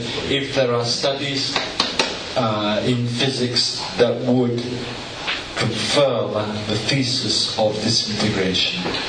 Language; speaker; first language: English; non-native, fluent; Italian